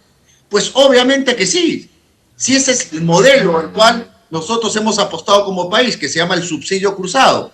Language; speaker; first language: Spanish; native; Spanish